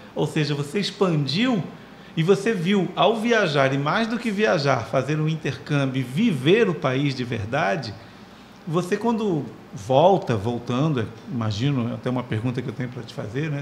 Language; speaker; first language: Portuguese; native; Portuguese